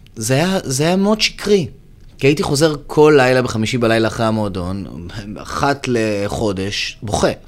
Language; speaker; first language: Hebrew; native; Hebrew